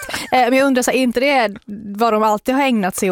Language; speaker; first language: Swedish; native; Swedish